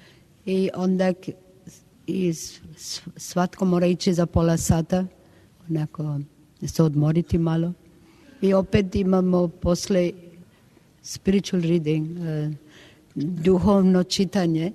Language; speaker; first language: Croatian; non-native, local second language; Albanian